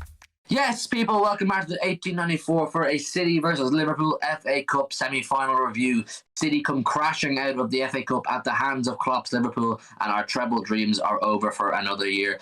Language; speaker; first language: English; native; English